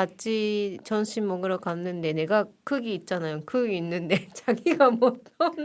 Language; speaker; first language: Korean; non-native, fluent; Japanese